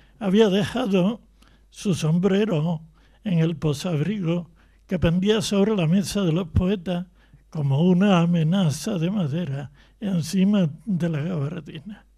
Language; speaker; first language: Spanish; native; Spanish